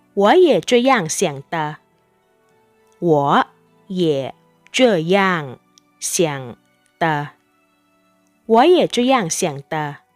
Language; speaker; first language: Chinese; non-native, fluent; Thai